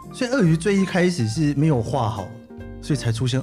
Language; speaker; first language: Chinese; native; Chinese